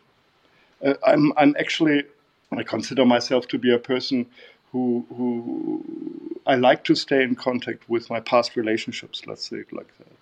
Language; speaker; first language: English; non-native, fluent; German